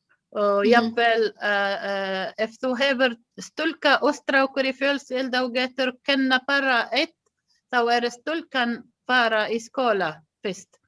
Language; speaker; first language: Icelandic; non-native, learner; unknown